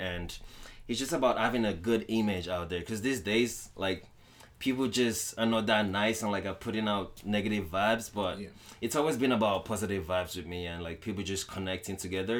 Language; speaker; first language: English; non-native, local second language; Yoruba